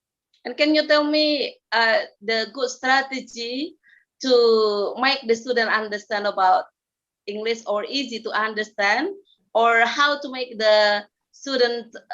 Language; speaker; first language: English; non-native, fluent; Indonesian